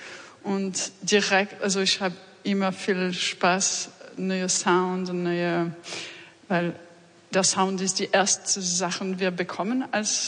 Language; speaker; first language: German; non-native, fluent; French